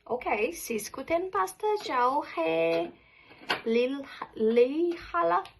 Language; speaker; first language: Finnish; non-native, learner; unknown